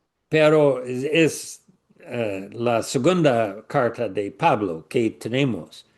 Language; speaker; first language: Spanish; non-native, learner; English